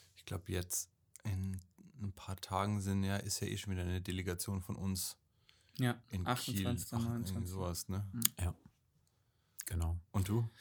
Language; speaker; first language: German; native; German